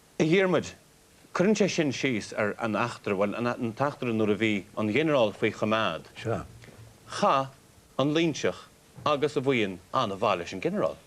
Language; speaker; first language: Irish; native; Irish